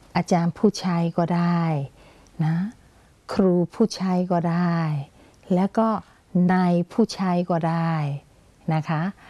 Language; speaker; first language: Thai; non-native, fluent; Burmese